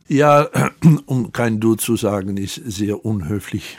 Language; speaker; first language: German; non-native, fluent; Dutch